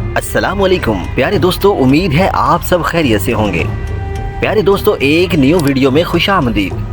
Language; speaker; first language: Urdu; non-native, local second language; Punjabi